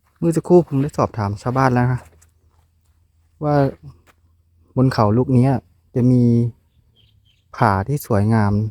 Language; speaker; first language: Thai; non-native, local second language; Northeastern Thai